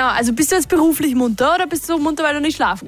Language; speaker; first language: German; native; German